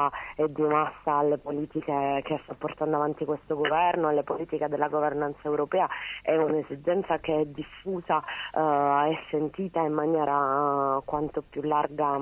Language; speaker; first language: Italian; native; Italian